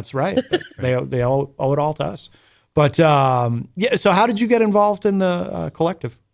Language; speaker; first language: English; native; English